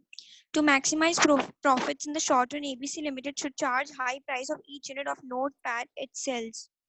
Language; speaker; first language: English; non-native, local second language; Hindi